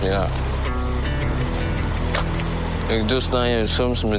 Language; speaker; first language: Dutch; non-native, learner; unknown